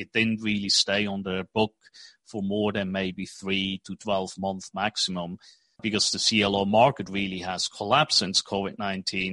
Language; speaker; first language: English; non-native, fluent; Swiss German